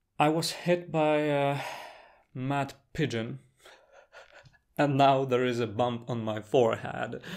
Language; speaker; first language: English; non-native, fluent; Polish